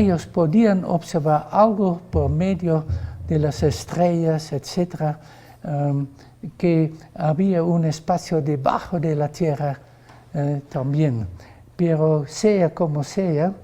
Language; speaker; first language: Spanish; non-native, fluent; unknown